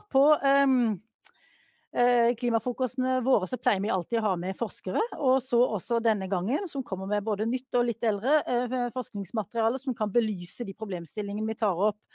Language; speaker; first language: Norwegian; native; Norwegian